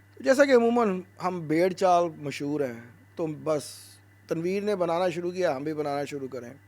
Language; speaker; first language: Urdu; native; Urdu